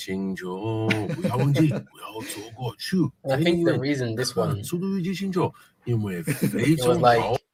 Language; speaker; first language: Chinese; non-native, learner; English